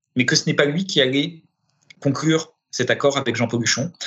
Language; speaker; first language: French; early bilingual, other home language; Romanian